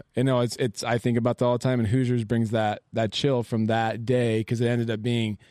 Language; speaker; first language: English; native; English